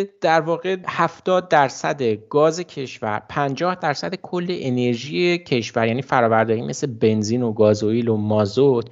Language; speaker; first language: Persian; native; Persian